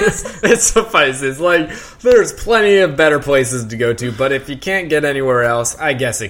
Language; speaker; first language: English; native; English